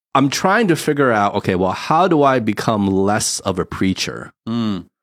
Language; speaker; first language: English; native; English